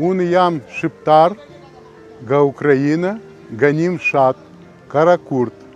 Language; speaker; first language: Albanian; early bilingual, heritage; Albanian